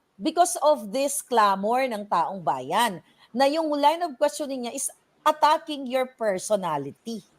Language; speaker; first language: Filipino; native; Filipino